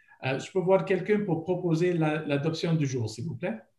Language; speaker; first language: French; non-native, local second language; English